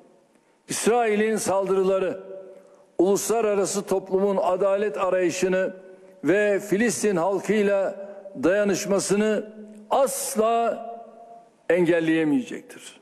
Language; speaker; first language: Turkish; native; Turkish